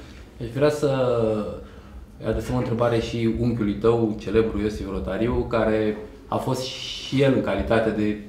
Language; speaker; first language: Romanian; native; Romanian